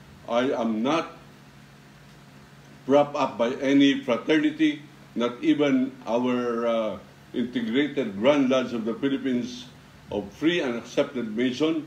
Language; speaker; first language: English; non-native, local second language; Filipino